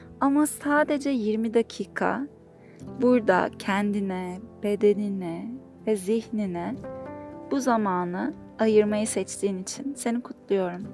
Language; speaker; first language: Turkish; native; Turkish